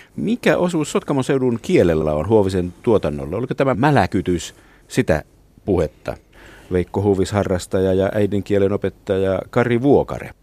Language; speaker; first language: Finnish; native; Finnish